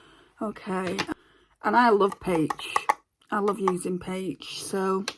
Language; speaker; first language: English; native; English